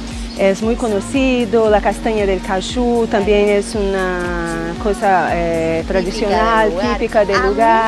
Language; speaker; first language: Spanish; non-native, learner; Portuguese